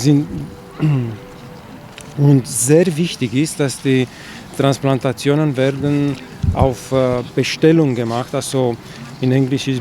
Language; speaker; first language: German; non-native, fluent; Chinese